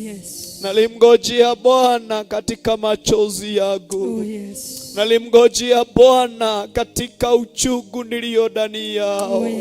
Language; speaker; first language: Swahili; non-native, local second language; Kikuyu